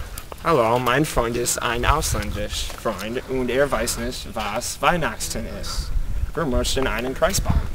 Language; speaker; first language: German; non-native, learner; English